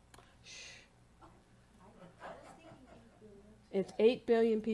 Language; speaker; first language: English; native; English